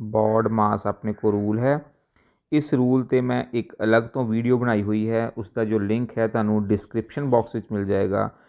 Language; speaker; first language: Hindi; non-native, local second language; Punjabi